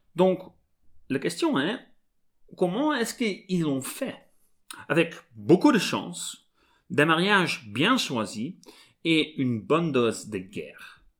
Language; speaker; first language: French; non-native, local second language; Dutch